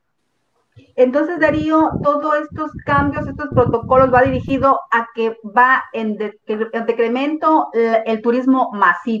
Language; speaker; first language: Spanish; native; Spanish